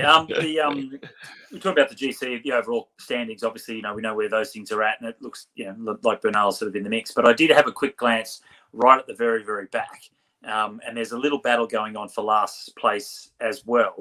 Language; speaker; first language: English; native; English